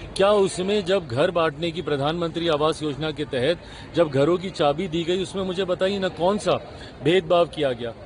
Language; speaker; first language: Hindi; native; Hindi